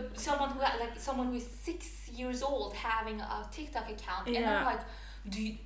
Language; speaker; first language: English; non-native, fluent; Norwegian